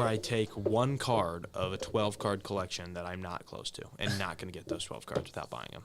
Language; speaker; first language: English; native; English